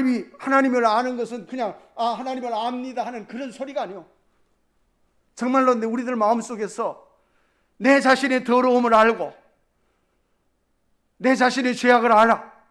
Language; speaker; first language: Korean; native; Korean